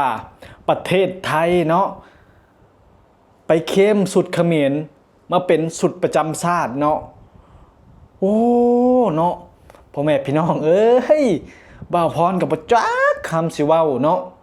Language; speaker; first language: Thai; non-native, local second language; Northeastern Thai